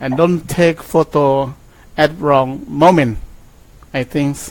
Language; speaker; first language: English; non-native, learner; Thai